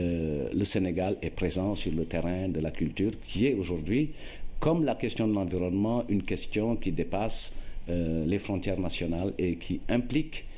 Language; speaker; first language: French; non-native, local second language; Wolof